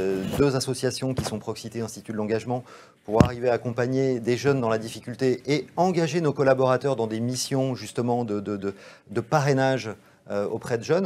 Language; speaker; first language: French; native; French